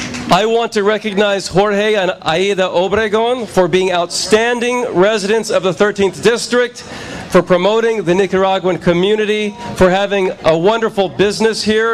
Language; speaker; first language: English; native; English